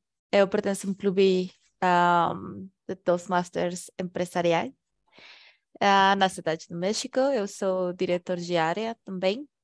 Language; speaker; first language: Portuguese; non-native, fluent; Spanish